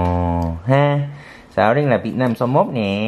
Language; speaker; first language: Vietnamese; non-native, learner; Korean